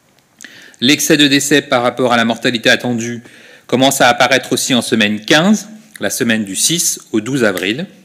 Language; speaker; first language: French; native; French